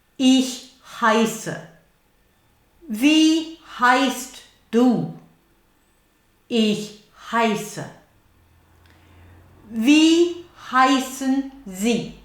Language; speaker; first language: German; non-native, fluent; English